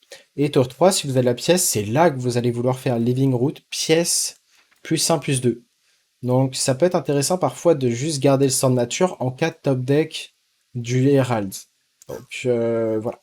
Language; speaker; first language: French; native; French